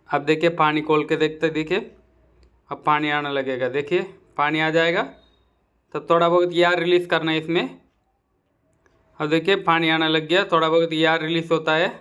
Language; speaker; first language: Hindi; non-native, local second language; Tamil